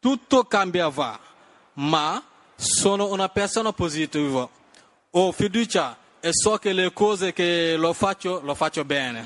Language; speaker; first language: Italian; non-native, learner; Wolof